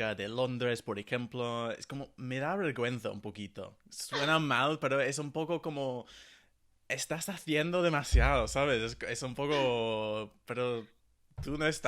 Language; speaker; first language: Spanish; non-native, fluent; English